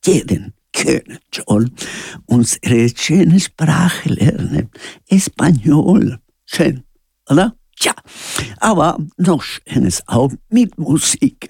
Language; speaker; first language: German; non-native, learner; Spanish